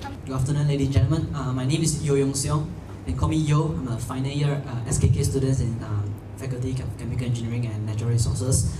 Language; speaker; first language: English; non-native, local second language; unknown